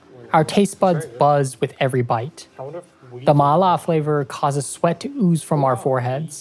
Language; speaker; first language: English; native; English